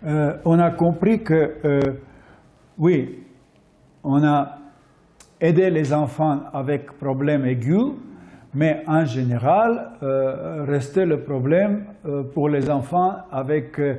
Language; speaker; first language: French; non-native, fluent; Armenian